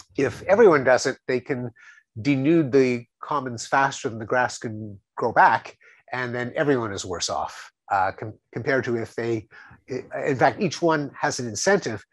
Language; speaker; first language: English; native; English